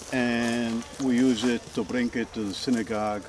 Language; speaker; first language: English; non-native, fluent; Arabic